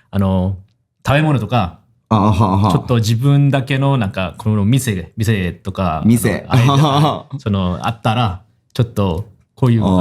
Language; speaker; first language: Japanese; non-native, fluent; Korean